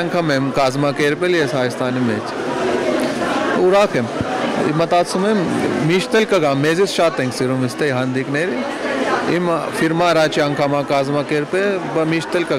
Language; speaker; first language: Armenian; non-native, learner; Hindi